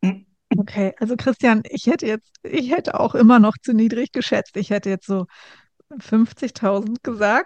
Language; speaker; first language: German; native; German